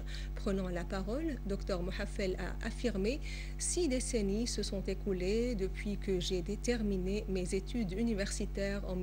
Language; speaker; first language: French; non-native, fluent; Arabic